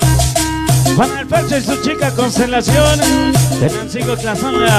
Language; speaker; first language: Spanish; native; Spanish